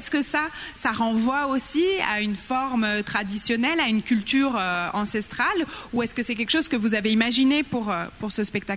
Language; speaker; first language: French; native; French